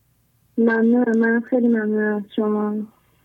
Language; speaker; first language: Persian; native; Persian